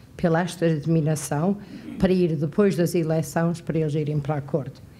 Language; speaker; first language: Portuguese; native; Portuguese